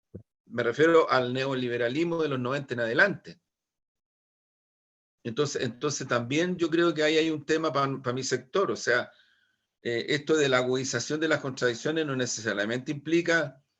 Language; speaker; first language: Spanish; native; Spanish